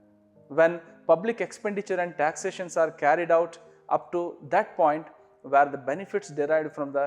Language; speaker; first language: English; non-native, local second language; Kannada